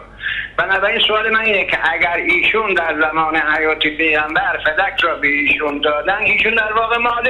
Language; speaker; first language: Persian; native; Persian